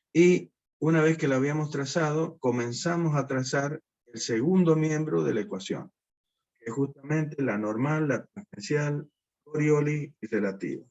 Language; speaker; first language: Spanish; native; Spanish